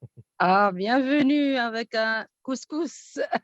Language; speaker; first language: French; non-native, local second language; Arabic